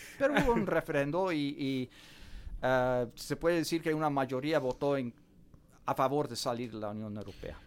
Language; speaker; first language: Spanish; non-native, fluent; English